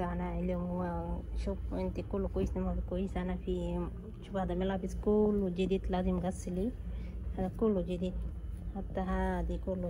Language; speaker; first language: Arabic; non-native, learner; Bangla